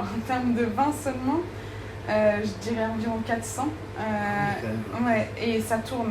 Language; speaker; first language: French; native; French